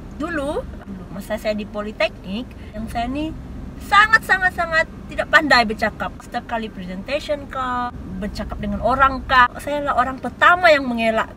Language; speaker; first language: Malay; non-native, local second language; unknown